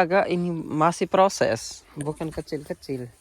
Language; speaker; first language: Indonesian; non-native, learner; Urdu